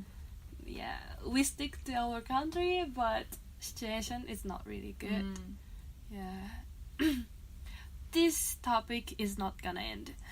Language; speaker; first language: English; non-native, fluent; Japanese